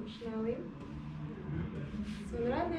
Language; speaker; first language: Turkish; non-native, learner; Kazakh